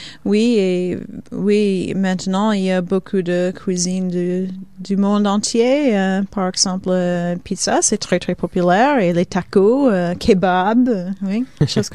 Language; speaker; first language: French; non-native, fluent; Swedish